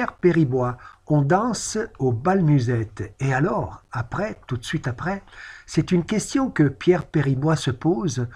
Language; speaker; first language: French; native; French